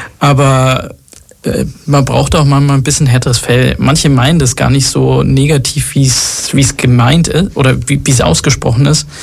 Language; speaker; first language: German; early bilingual, other home language; Arabic